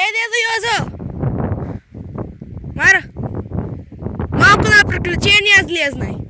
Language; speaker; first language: Bulgarian; native; Bulgarian